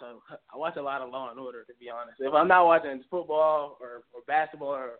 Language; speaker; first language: English; native; English